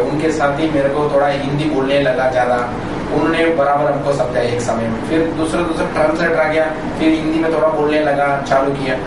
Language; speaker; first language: Hindi; non-native, local second language; Tamil